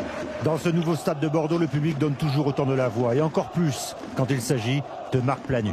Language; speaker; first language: French; native; French